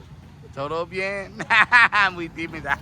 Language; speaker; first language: Spanish; non-native, learner; English